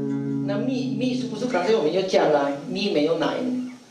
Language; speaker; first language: Chinese; non-native, fluent; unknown